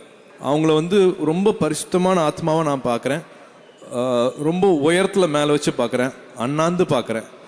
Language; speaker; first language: Tamil; native; Tamil